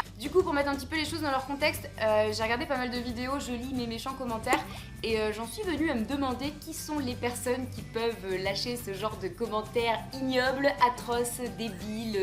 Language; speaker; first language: French; native; French